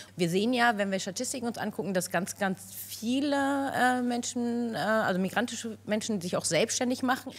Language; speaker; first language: German; native; German